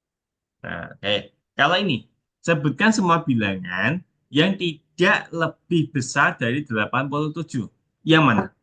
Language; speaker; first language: Indonesian; native; Indonesian